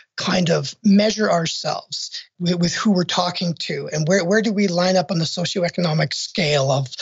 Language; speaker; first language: English; native; English